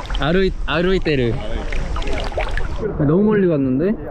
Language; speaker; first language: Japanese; non-native, learner; Korean